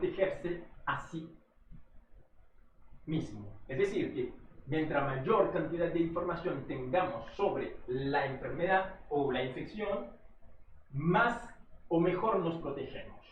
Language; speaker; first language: Spanish; non-native, fluent; Haitian Creole